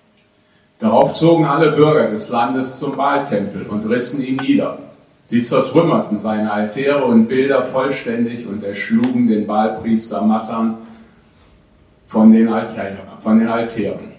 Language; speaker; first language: German; native; German